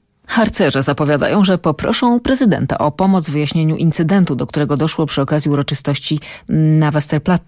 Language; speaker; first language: Polish; native; Polish